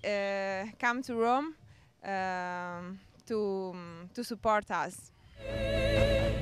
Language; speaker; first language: English; non-native, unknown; Italian